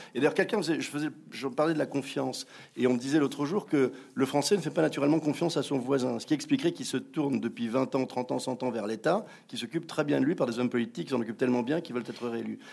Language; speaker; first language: French; native; French